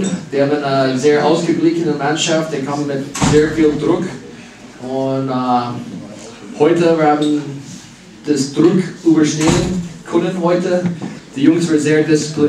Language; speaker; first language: German; non-native, learner; English